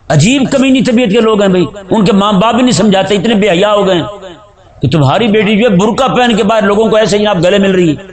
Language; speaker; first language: Urdu; native; Urdu